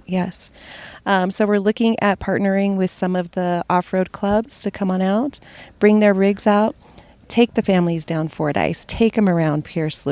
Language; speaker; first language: English; native; English